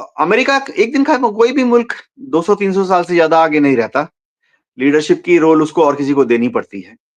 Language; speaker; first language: Hindi; non-native, local second language; Bangla